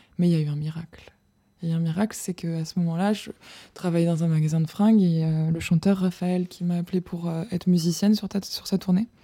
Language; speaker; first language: French; native; French